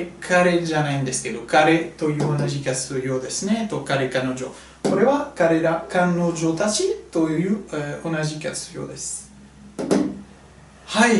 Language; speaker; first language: Japanese; non-native, fluent; French